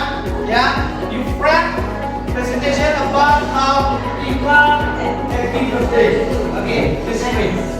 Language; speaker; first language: English; non-native, learner; Indonesian